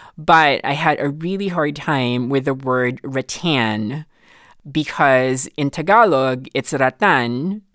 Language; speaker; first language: English; non-native, local second language; Filipino